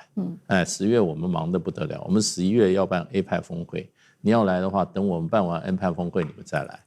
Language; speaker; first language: Chinese; native; Chinese